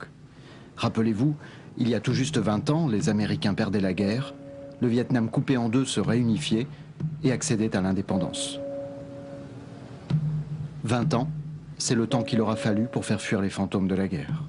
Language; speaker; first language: French; native; French